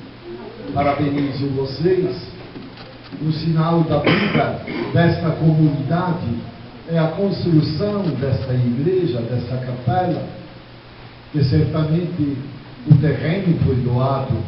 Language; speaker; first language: Portuguese; non-native, fluent; Italian